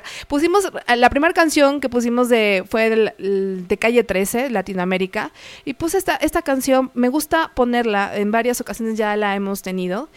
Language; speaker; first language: Spanish; native; Spanish